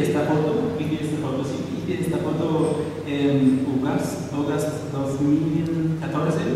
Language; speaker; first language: Spanish; non-native, learner; Arabic